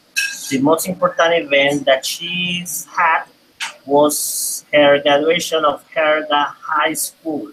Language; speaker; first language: English; non-native, learner; Spanish